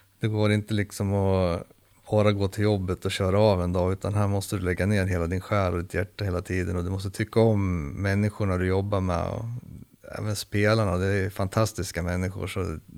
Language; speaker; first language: Swedish; native; Swedish